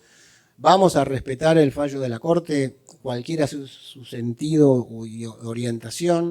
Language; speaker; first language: Spanish; native; Spanish